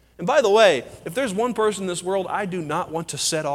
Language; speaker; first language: English; native; English